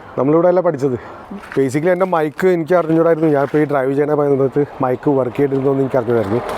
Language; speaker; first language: Malayalam; early bilingual, heritage; Malayalam